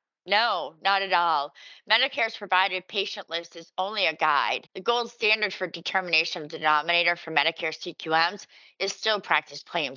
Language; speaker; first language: English; native; English